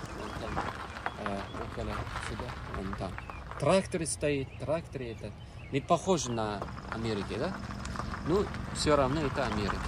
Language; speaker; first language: Russian; non-native, learner; Uzbek